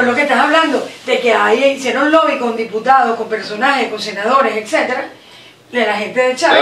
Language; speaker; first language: Spanish; native; Spanish